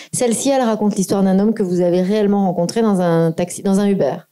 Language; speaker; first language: French; native; French